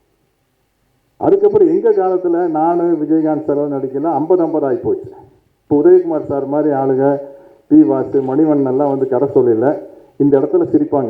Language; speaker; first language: Tamil; native; Tamil